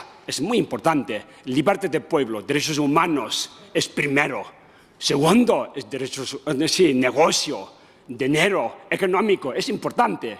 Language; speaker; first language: Spanish; non-native, learner; Tibetan